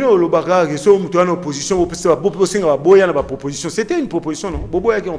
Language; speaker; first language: French; non-native, local second language; Lingala